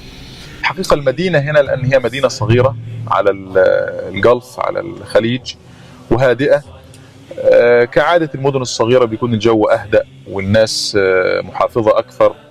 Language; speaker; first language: Arabic; native; Arabic